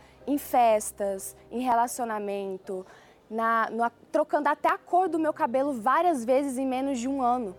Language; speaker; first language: Portuguese; early bilingual, other home language; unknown